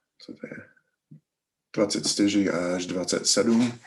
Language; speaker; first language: Czech; non-native, learner; English